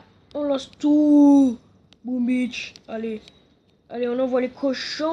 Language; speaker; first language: French; native; French